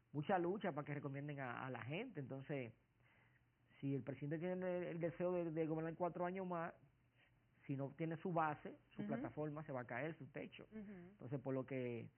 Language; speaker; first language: Spanish; native; Spanish